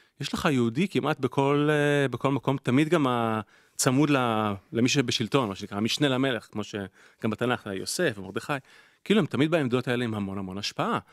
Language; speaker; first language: Hebrew; native; Hebrew